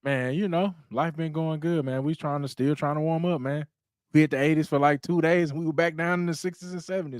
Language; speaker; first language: English; native; English